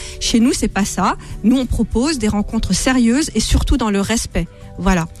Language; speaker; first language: French; native; French